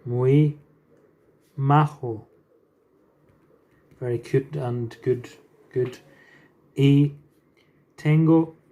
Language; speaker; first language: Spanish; non-native, fluent; English